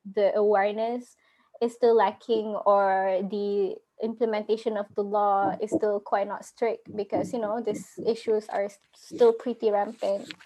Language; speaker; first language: English; non-native, local second language; Malay